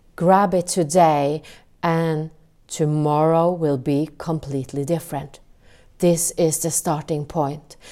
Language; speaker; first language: English; non-native, fluent; Norwegian